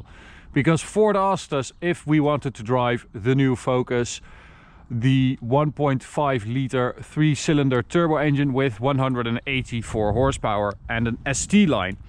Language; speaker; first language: English; non-native, fluent; Dutch